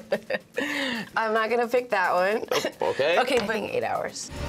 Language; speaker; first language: English; native; English